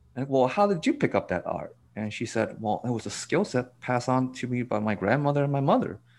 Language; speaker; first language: English; native; English